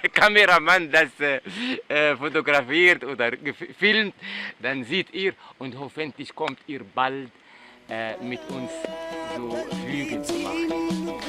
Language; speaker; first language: German; non-native, fluent; Arabic